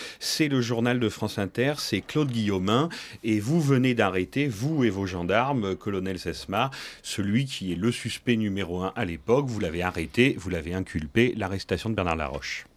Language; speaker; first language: French; native; French